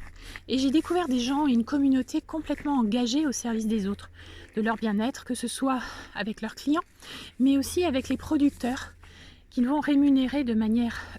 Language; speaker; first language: French; native; French